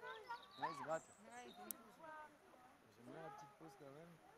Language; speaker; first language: French; native; French